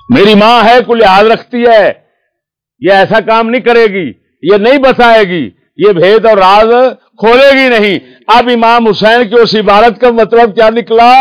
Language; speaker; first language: Urdu; native; Urdu